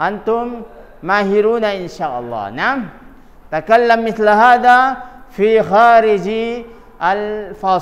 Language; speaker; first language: Arabic; non-native, fluent; Indonesian